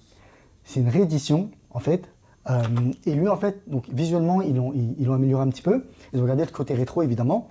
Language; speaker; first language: French; native; French